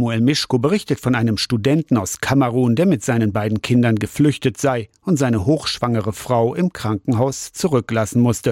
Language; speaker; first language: German; native; German